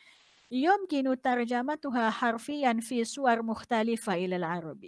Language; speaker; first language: Arabic; non-native, fluent; Malay